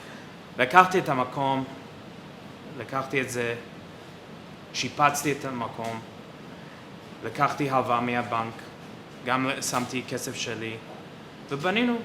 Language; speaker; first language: Hebrew; non-native, fluent; English